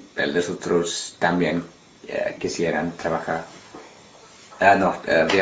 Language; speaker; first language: Spanish; non-native, learner; English